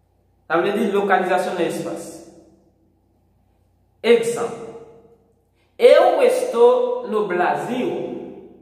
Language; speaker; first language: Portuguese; non-native, fluent; Haitian Creole